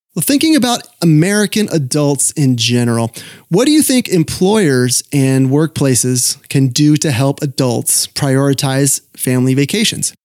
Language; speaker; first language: English; native; English